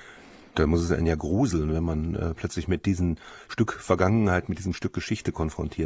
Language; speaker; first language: German; native; German